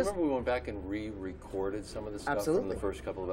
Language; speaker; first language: English; native; English